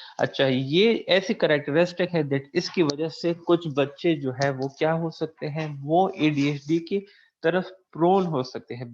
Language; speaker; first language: Urdu; non-native, local second language; Pashto